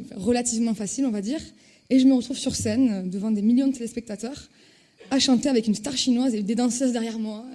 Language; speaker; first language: French; native; French